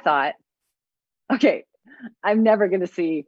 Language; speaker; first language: English; native; English